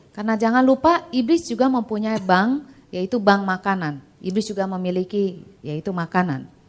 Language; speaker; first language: Indonesian; native; Indonesian